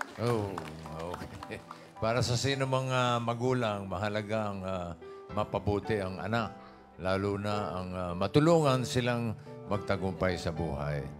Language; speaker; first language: Filipino; native; Filipino